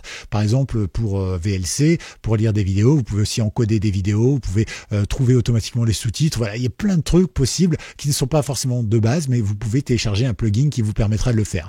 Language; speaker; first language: French; native; French